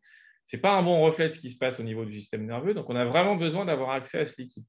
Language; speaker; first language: French; native; French